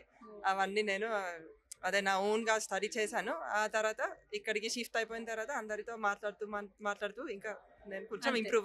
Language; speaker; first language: Telugu; non-native, fluent; Finnish